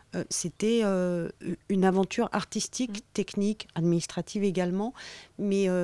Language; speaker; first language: French; native; French